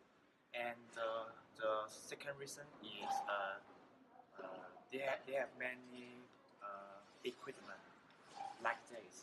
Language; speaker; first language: English; non-native, learner; Chinese